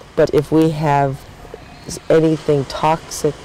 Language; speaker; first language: English; native; English